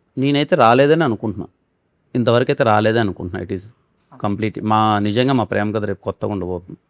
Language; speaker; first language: Telugu; native; Telugu